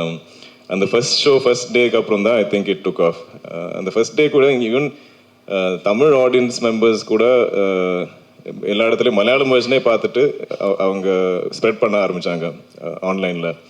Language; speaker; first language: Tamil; non-native, local second language; Malayalam